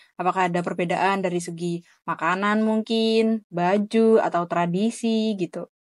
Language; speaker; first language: Indonesian; native; Indonesian